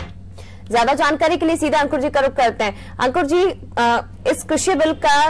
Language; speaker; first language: Hindi; native; Hindi